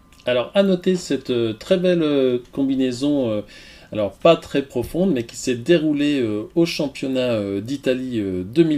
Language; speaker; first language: French; native; French